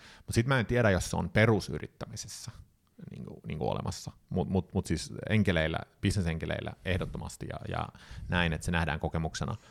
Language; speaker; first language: Finnish; early bilingual, heritage; Finnish